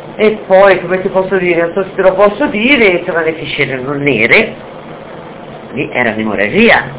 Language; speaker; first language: Italian; native; Italian